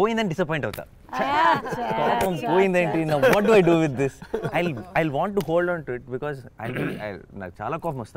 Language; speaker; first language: Telugu; native; Telugu